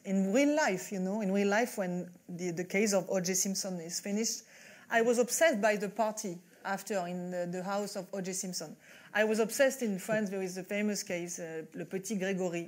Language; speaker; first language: English; non-native, fluent; French